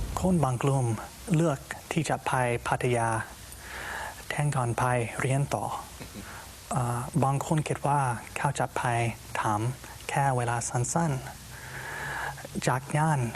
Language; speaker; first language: Thai; non-native, learner; English